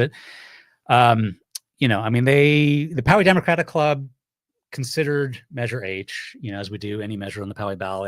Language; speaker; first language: English; native; English